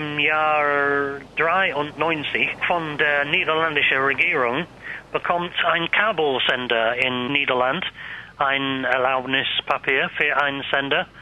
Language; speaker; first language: German; non-native, learner; English